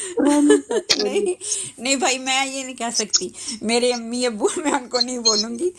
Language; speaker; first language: Urdu; native; Urdu